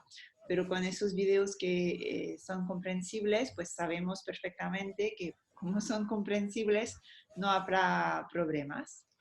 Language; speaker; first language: Spanish; non-native, fluent; French